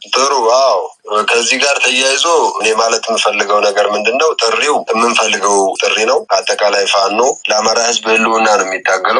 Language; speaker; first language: Amharic; native; Amharic